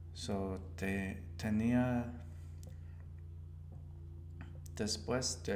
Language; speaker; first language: Spanish; non-native, learner; English